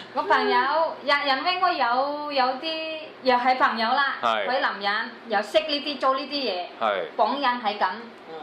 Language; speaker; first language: Cantonese; non-native, learner; Indonesian